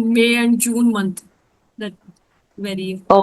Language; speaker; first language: English; non-native, learner; Hindi